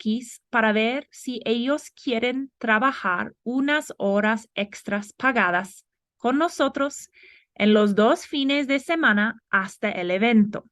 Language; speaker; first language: Spanish; non-native, fluent; English